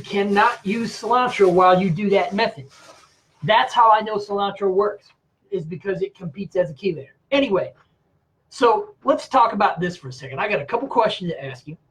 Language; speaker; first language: English; native; English